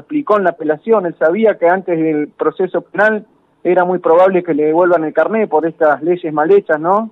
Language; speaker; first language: Spanish; native; Spanish